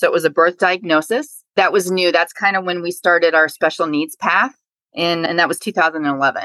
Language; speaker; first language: English; native; English